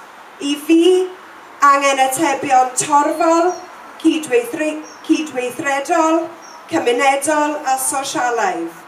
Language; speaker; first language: Welsh; non-native, local second language; English